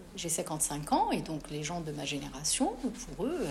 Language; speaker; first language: French; non-native, local second language; Arabic